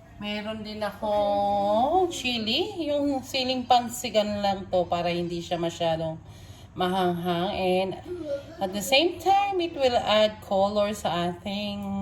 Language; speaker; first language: Filipino; non-native, local second language; Pampanga